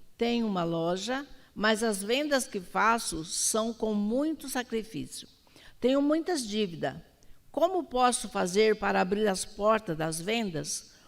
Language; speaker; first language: Portuguese; native; Portuguese